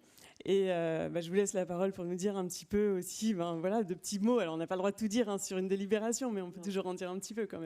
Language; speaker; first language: French; native; French